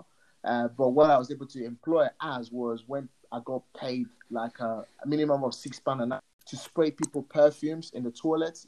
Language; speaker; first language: English; non-native, local second language; Yoruba